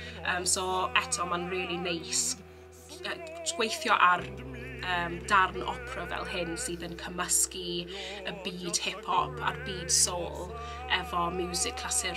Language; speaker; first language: Welsh; non-native, local second language; English